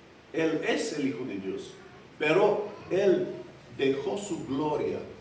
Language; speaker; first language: Spanish; non-native, fluent; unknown